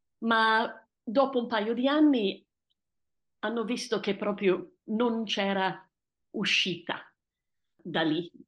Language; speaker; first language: Italian; early bilingual, heritage; Italian